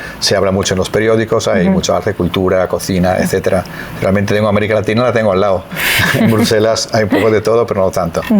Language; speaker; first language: Spanish; non-native, fluent; Italian